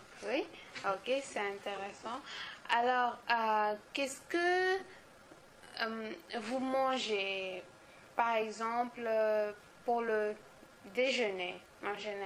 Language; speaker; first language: French; non-native, local second language; Wolof